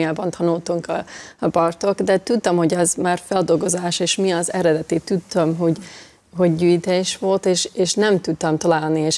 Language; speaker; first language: Hungarian; early bilingual, heritage; English